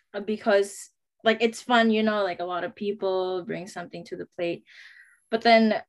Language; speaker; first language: English; non-native, local second language; Filipino